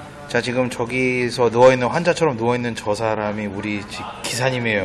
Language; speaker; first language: Korean; native; Korean